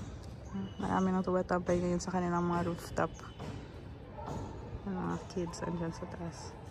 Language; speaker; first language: Filipino; non-native, local second language; Hiligaynon